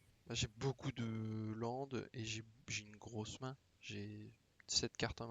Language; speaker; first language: French; native; French